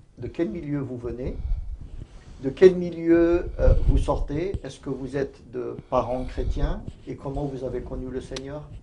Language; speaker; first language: French; native; French